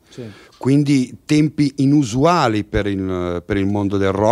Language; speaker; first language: Italian; native; Italian